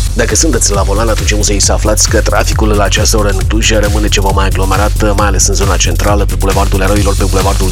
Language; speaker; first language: Romanian; native; Romanian